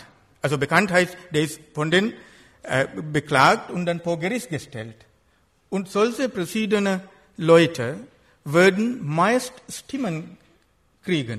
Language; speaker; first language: German; non-native, fluent; Sinhala